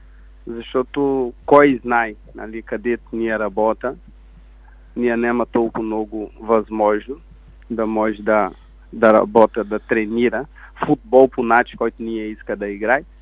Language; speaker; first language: Bulgarian; non-native, learner; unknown